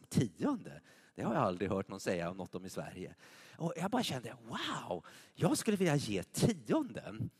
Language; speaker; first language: Swedish; native; Swedish